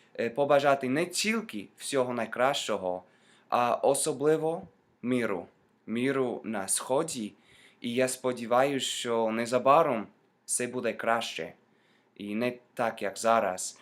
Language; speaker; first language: Ukrainian; non-native, fluent; English